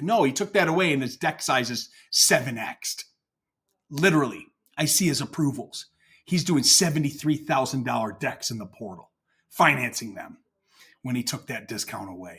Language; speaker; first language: English; native; English